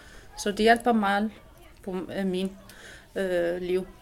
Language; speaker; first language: Danish; non-native, learner; Arabic